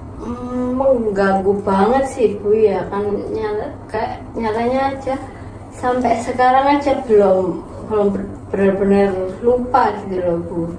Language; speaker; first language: Indonesian; native; Indonesian